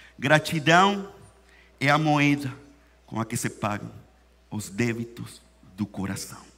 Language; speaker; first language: Portuguese; non-native, fluent; Spanish